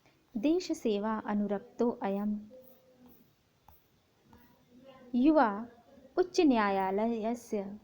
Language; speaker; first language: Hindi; native; Hindi